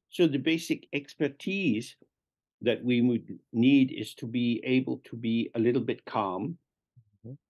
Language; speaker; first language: English; native; English